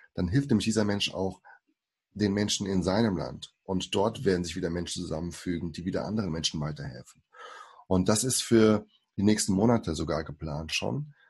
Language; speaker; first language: German; early bilingual, other home language; Portuguese